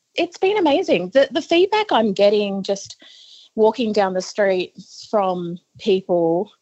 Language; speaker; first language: English; native; English